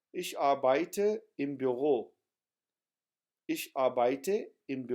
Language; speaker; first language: German; non-native, fluent; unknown